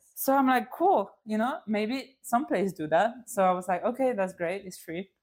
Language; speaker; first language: English; non-native, fluent; French